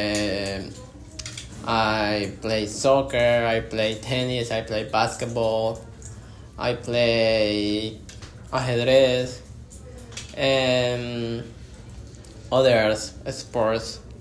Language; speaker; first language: English; non-native, learner; Spanish